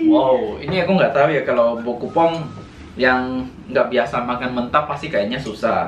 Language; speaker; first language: Indonesian; native; Indonesian